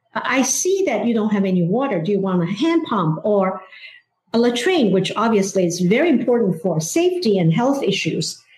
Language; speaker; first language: English; non-native, fluent; Chinese